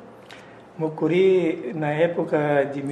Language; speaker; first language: Portuguese; non-native, fluent; Japanese